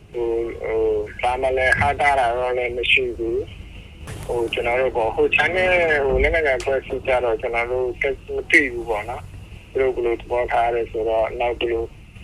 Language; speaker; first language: Burmese; non-native, local second language; Mon